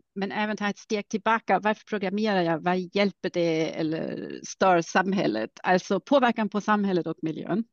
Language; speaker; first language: Swedish; non-native, fluent; German